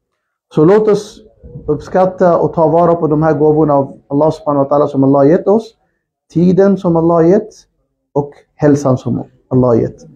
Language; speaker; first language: Swedish; non-native, fluent; Urdu